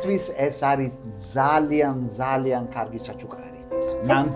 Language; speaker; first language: Georgian; non-native, learner; Italian